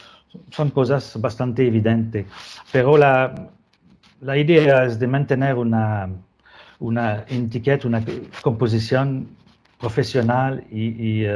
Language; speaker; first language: Spanish; non-native, fluent; French